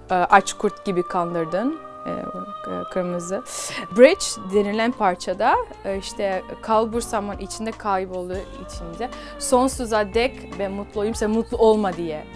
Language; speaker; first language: Turkish; early bilingual, heritage; Turkish